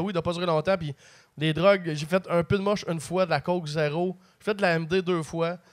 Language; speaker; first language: French; native; French